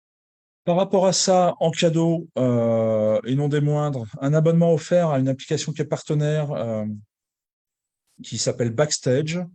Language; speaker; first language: French; native; French